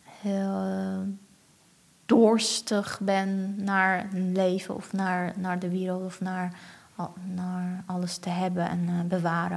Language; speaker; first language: Dutch; non-native, fluent; Persian